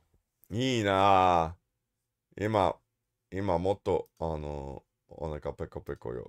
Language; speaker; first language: Japanese; non-native, learner; English